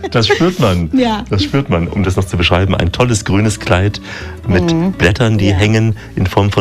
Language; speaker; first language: German; native; German